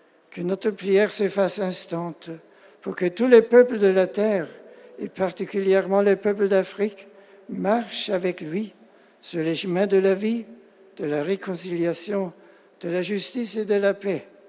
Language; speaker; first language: French; non-native, fluent; German